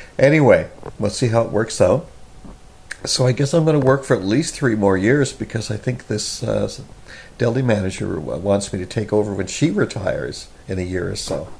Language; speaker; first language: English; native; English